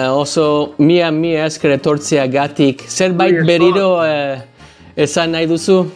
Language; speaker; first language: Basque; non-native, learner; English